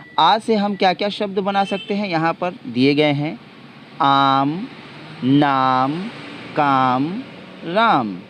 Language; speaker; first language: Hindi; non-native, local second language; Assamese